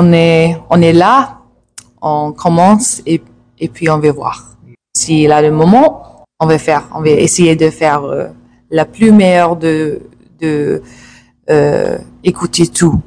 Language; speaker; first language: French; non-native, learner; English